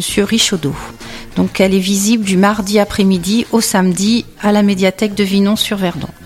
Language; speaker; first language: French; native; French